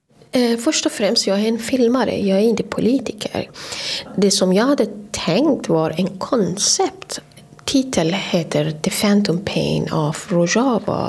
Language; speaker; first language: Swedish; non-native, fluent; Persian